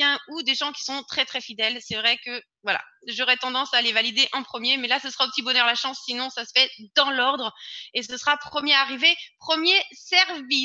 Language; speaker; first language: French; native; French